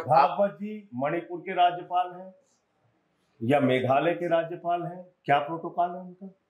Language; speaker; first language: Hindi; native; Hindi